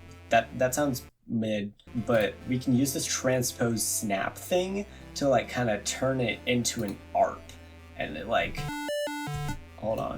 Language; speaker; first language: English; native; English